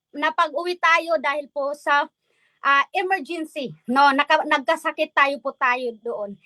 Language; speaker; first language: Filipino; non-native, local second language; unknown